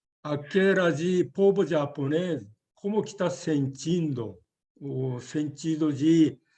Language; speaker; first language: Portuguese; non-native, fluent; Japanese